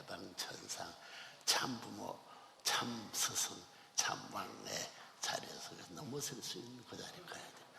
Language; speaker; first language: Korean; native; Korean